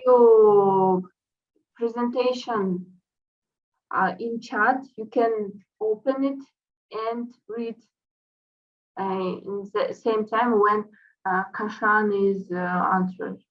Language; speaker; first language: English; non-native, fluent; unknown